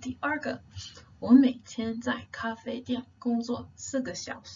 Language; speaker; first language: Chinese; non-native, fluent; English